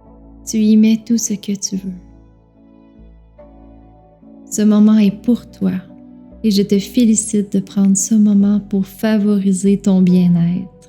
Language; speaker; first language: French; native; French